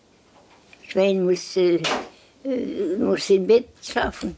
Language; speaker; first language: German; non-native, learner; Estonian